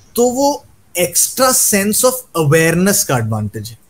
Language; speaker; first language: Hindi; native; Hindi